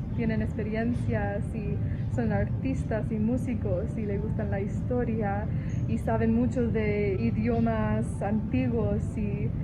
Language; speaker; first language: Spanish; early bilingual, heritage; Spanish